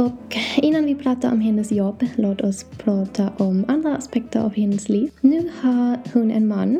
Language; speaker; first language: Swedish; non-native, learner; English